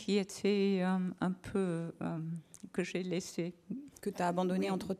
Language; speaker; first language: French; non-native, learner; English